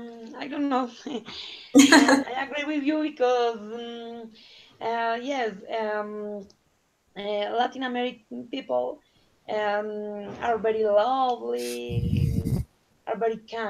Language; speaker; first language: English; non-native, learner; Spanish